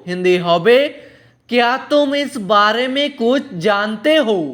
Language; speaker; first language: Hindi; non-native, local second language; Bangla